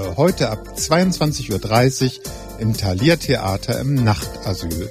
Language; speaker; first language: German; native; German